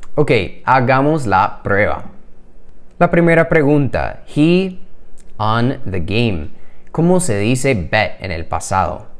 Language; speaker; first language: Spanish; non-native, fluent; English